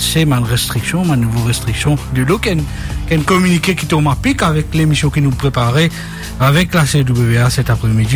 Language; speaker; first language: French; non-native, local second language; Morisyen